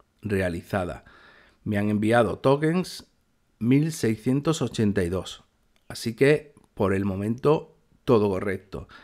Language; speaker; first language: Spanish; native; Spanish